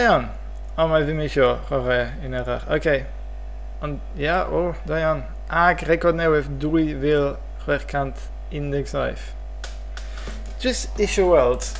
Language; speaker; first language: Welsh; non-native, fluent; English